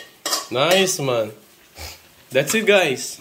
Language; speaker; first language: English; non-native, learner; Filipino